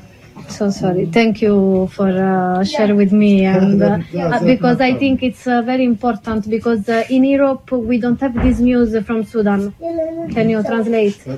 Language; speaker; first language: English; non-native, learner; Italian